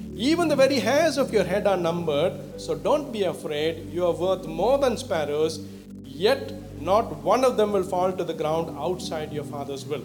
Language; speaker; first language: English; non-native, local second language; Tamil